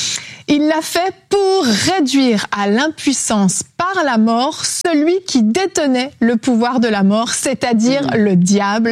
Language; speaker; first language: French; native; French